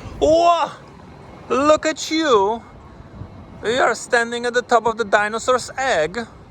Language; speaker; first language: English; non-native, fluent; Polish